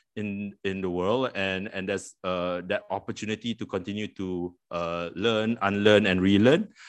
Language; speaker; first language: English; non-native, local second language; Malay